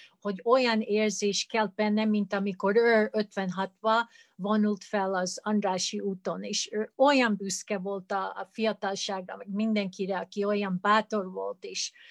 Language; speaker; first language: Hungarian; early bilingual, heritage; Hungarian